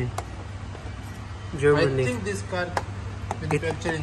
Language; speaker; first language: English; non-native, learner; Filipino